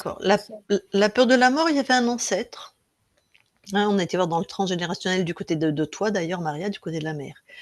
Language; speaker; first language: French; native; French